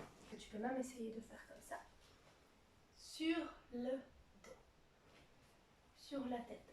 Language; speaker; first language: French; native; French